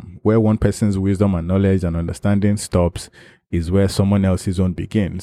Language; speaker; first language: English; non-native, local second language; Yoruba